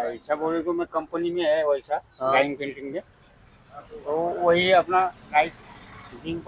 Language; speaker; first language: Hindi; non-native, local second language; Marathi